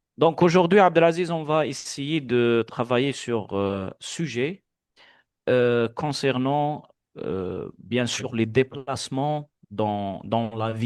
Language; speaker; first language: French; non-native, fluent; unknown